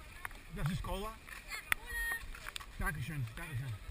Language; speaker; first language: German; non-native, learner; English